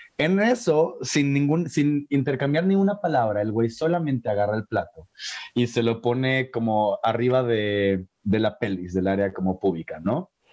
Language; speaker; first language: Spanish; native; Spanish